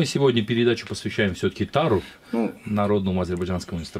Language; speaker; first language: Russian; native; Russian